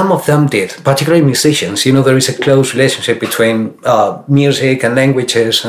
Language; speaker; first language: English; non-native, fluent; Spanish